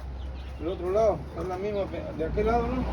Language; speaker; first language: Spanish; native; Spanish